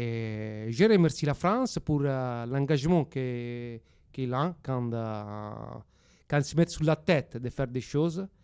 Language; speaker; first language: French; non-native, fluent; Italian